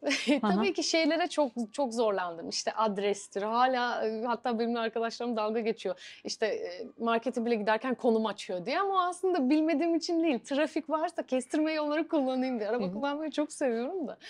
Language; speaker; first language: Turkish; non-native, fluent; Bulgarian